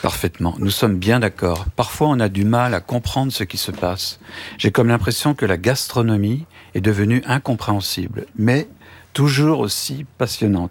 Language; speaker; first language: French; native; French